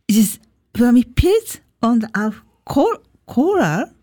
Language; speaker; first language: German; non-native, learner; Japanese